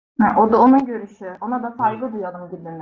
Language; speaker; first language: Turkish; non-native, fluent; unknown